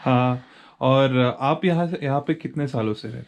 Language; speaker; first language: Hindi; non-native, local second language; Bangla